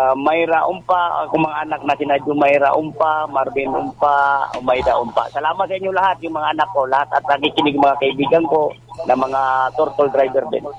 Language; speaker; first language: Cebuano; non-native, local second language; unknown